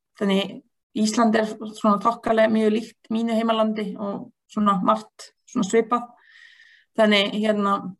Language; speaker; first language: Icelandic; non-native, fluent; Bosnian